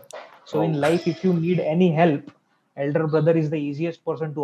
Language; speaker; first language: English; non-native, local second language; Marathi